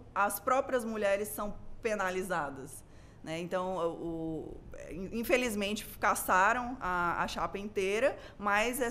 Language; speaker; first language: Portuguese; native; Portuguese